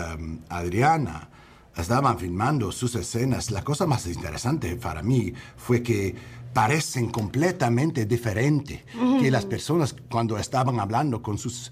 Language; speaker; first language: Spanish; early bilingual, heritage; English